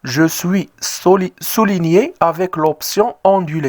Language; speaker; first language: French; non-native, local second language; Arabic